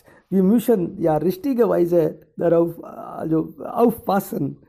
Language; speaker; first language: German; non-native, learner; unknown